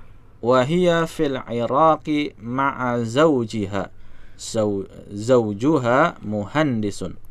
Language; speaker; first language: Arabic; non-native, learner; Indonesian